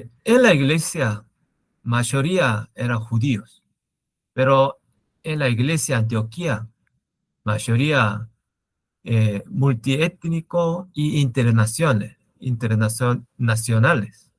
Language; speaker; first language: Spanish; non-native, learner; Korean